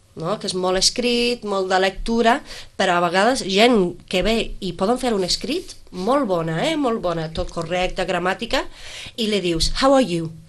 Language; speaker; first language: Catalan; non-native, fluent; English